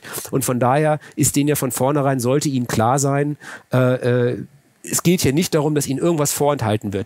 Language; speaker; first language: German; native; German